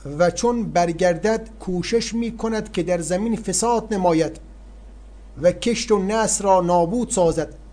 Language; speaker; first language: Persian; native; Persian